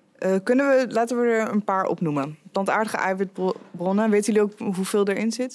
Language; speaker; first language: Dutch; native; Dutch